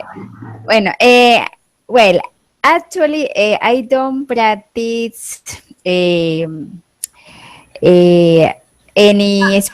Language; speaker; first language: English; non-native, learner; Spanish